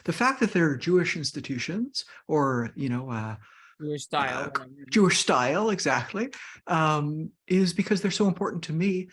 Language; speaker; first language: English; native; English